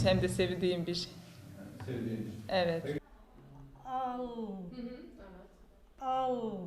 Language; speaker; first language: Turkish; non-native, learner; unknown